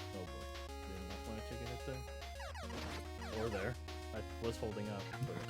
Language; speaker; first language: English; native; English